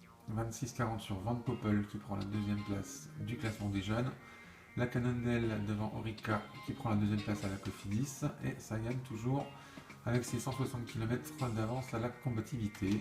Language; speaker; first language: French; native; French